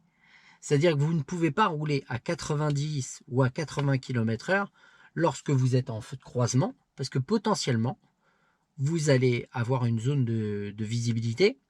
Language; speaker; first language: French; native; French